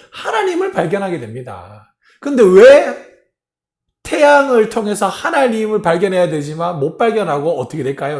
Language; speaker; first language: Korean; native; Korean